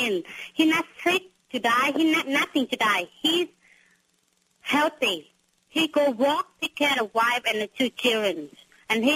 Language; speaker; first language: English; non-native, learner; Vietnamese